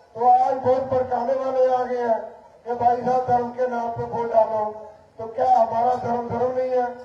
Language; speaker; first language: Hindi; non-native, local second language; Punjabi